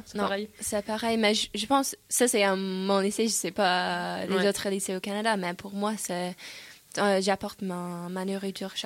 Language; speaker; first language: French; non-native, learner; English